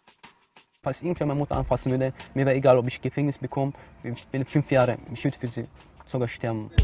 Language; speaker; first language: German; non-native, fluent; Chechen